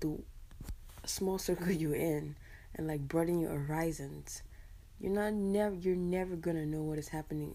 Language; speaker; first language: English; native; English